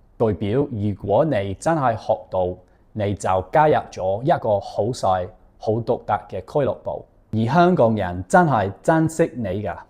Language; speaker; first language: Cantonese; non-native, fluent; English